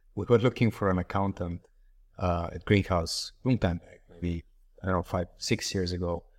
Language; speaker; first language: English; non-native, fluent; Bulgarian